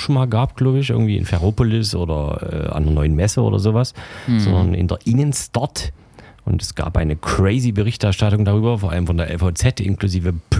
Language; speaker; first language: German; native; German